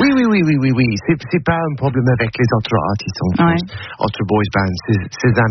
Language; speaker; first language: French; non-native, learner; English